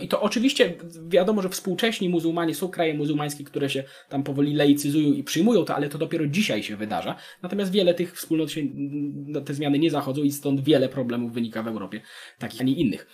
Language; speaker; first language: Polish; native; Polish